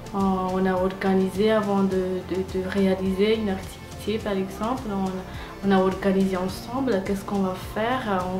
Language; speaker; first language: French; non-native, local second language; Malagasy